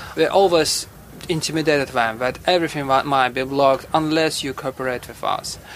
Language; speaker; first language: English; non-native, fluent; Russian